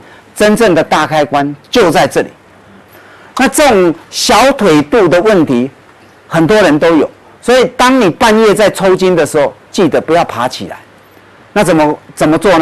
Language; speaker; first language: Chinese; native; Chinese